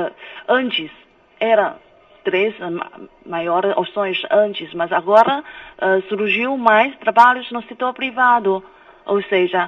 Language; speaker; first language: Portuguese; non-native, fluent; Chinese